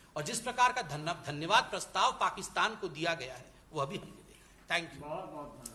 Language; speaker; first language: Hindi; non-native, local second language; Odia